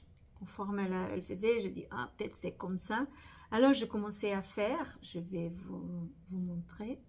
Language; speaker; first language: French; non-native, fluent; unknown